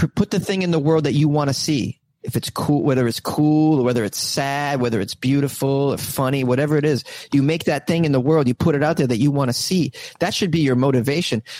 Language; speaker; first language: English; native; English